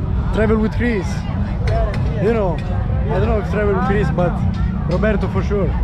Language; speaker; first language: English; non-native, fluent; Italian